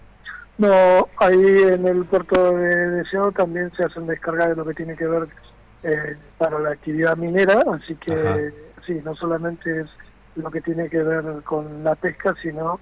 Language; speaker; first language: Spanish; native; Spanish